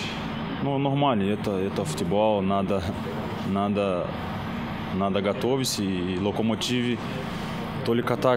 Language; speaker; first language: Russian; non-native, learner; Portuguese